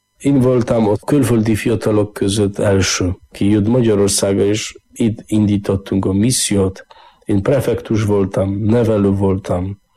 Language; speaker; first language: Hungarian; non-native, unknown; Polish